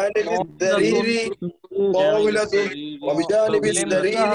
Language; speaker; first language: Arabic; non-native, learner; Bangla